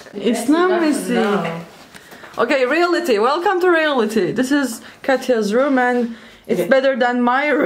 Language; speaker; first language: English; non-native, fluent; Turkish